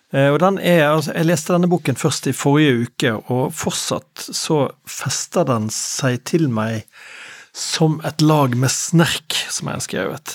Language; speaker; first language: Norwegian; native; Norwegian